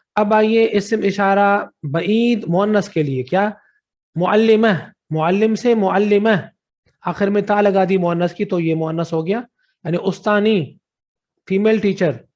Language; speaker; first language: Urdu; non-native, local second language; Sindhi